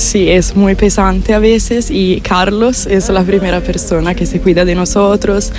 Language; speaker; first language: Spanish; non-native, fluent; Italian